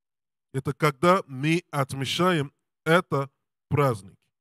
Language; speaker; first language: Russian; non-native, learner; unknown